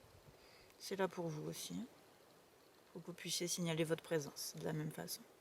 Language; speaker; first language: French; native; French